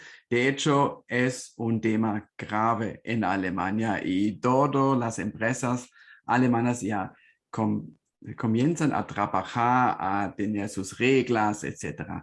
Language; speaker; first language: Spanish; non-native, fluent; German